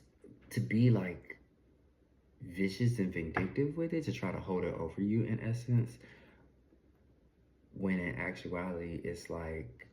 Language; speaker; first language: English; native; English